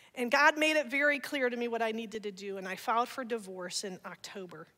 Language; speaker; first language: English; native; English